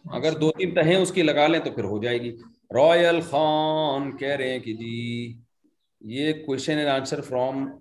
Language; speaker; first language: Urdu; native; Urdu